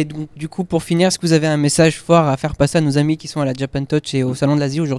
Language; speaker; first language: French; native; French